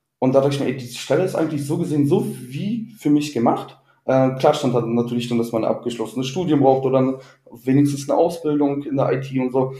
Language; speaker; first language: German; native; German